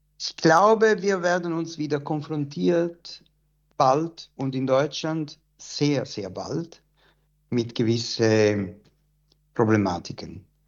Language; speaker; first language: German; non-native, fluent; Italian